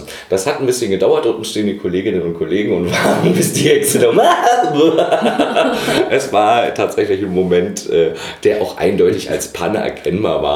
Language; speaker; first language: German; native; German